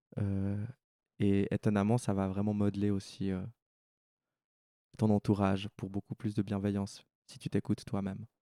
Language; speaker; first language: French; native; French